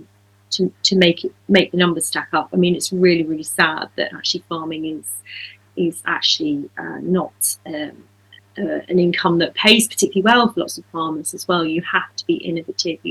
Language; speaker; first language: English; native; English